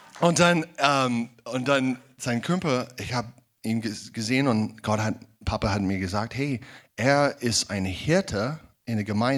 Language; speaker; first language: German; non-native, fluent; English